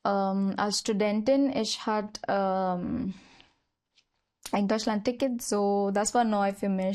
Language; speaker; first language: German; non-native, learner; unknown